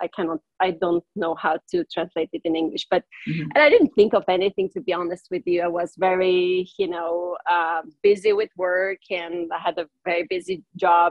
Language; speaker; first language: English; non-native, fluent; German